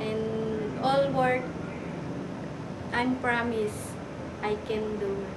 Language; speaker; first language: English; non-native, learner; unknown